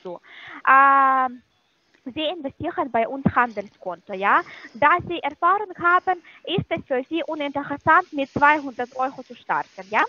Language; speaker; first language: German; non-native, fluent; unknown